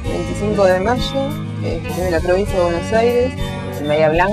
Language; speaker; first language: Spanish; native; Spanish